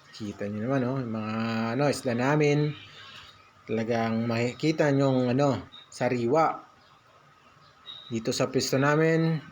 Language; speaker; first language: Filipino; non-native, local second language; Pangasinan